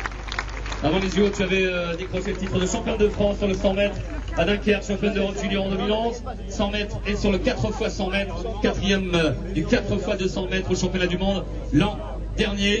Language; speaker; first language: French; native; French